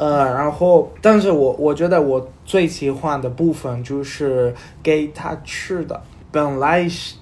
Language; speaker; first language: Chinese; non-native, learner; Spanish